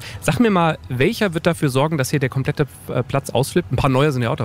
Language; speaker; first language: German; native; German